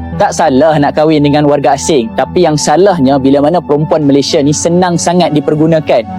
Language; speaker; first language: Malay; native; Malay